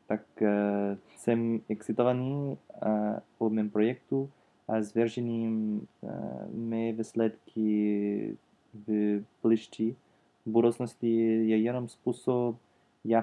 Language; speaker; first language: Czech; non-native, learner; English